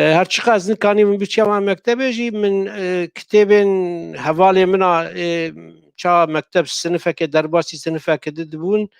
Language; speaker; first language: Kurdish; native; Kurdish